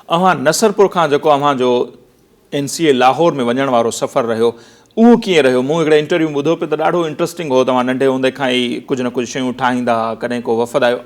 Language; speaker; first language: Sindhi; native; Sindhi